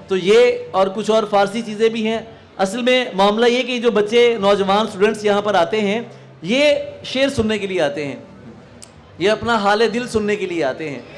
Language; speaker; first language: Urdu; non-native, local second language; Punjabi